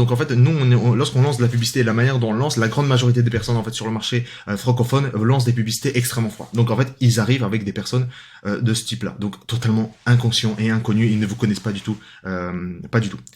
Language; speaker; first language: French; native; French